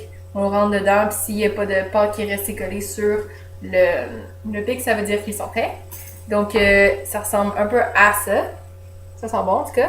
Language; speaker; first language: French; native; French